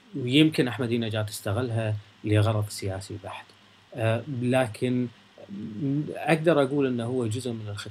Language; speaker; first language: Arabic; native; Arabic